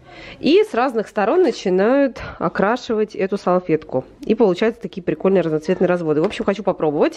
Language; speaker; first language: Russian; native; Russian